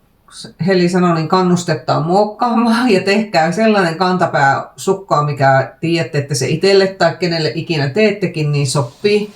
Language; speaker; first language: Finnish; native; Finnish